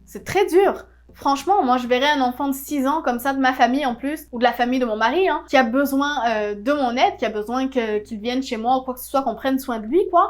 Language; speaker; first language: French; native; French